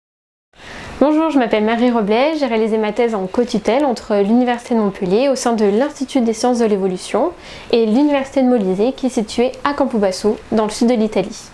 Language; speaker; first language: French; native; French